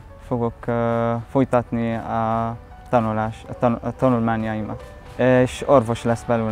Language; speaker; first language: Hungarian; non-native, learner; Arabic